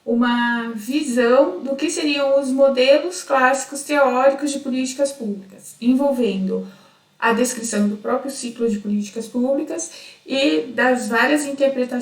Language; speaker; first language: Portuguese; native; Portuguese